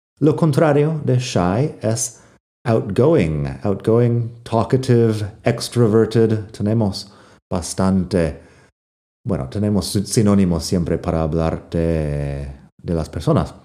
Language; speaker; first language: Spanish; non-native, fluent; English